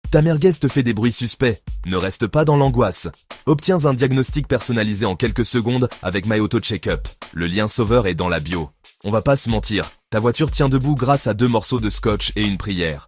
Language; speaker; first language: French; native; French